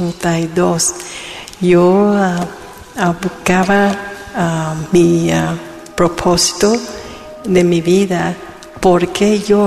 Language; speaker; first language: Spanish; non-native, learner; Vietnamese